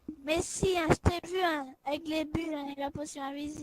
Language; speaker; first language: French; native; French